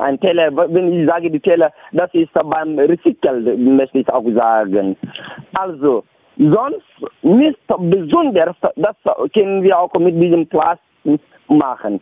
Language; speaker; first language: German; non-native, learner; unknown